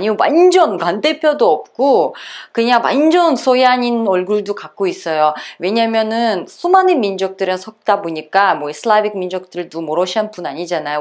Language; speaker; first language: Korean; non-native, fluent; Uzbek